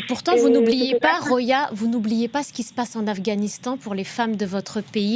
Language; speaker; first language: French; native; French